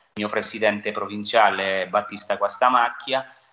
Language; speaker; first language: Italian; native; Italian